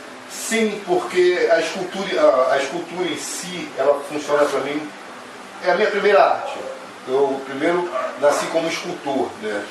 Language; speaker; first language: Portuguese; native; Portuguese